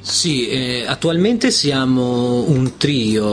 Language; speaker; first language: Italian; native; Italian